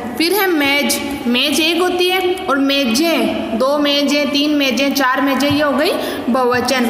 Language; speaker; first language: Hindi; native; Hindi